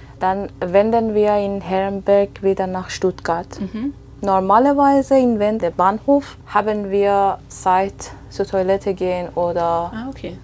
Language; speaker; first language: German; non-native, fluent; Persian